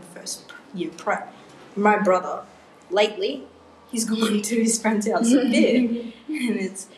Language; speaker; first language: English; native; English